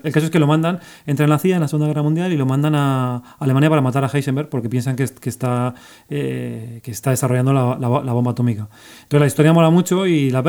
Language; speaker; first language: Spanish; native; Spanish